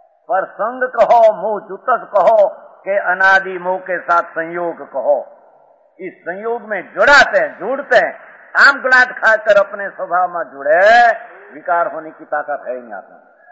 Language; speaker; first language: Hindi; non-native, local second language; Gujarati